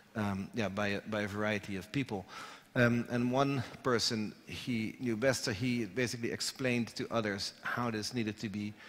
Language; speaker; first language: English; non-native, fluent; Dutch